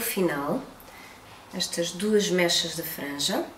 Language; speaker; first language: Portuguese; native; Portuguese